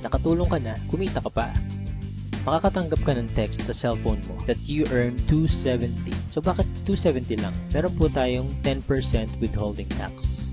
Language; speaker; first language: Filipino; native; Filipino